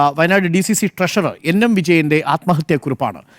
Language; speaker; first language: Malayalam; native; Malayalam